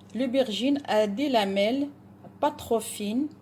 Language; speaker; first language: French; non-native, local second language; Arabic